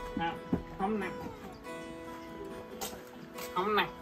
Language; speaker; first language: Vietnamese; non-native, learner; French